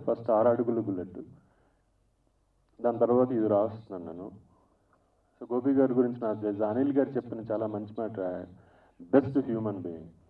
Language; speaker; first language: Telugu; native; Telugu